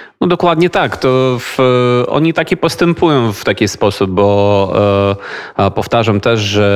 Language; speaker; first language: Polish; non-native, fluent; Ukrainian